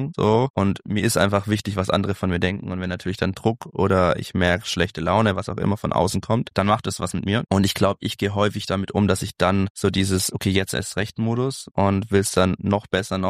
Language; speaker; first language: German; native; German